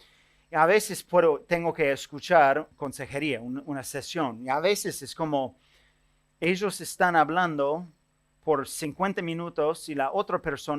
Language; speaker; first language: Spanish; non-native, fluent; English